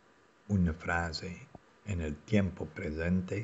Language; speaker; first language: Spanish; non-native, fluent; Dutch